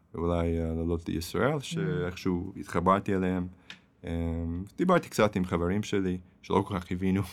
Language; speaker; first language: Hebrew; non-native, fluent; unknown